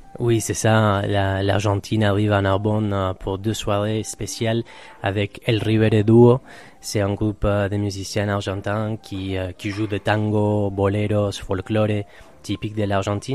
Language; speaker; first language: French; non-native, fluent; Spanish